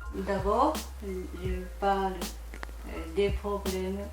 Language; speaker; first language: French; non-native, learner; Japanese